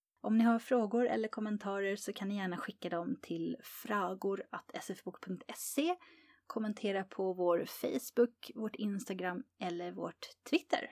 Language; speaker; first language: Swedish; native; Swedish